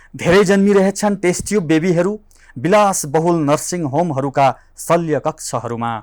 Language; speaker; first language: Nepali; native; Nepali